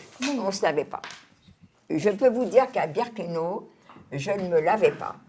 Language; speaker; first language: French; native; French